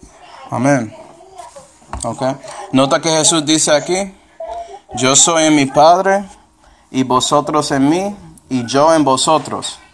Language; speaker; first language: Spanish; non-native, fluent; English